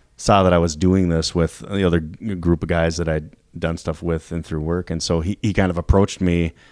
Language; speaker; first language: English; native; English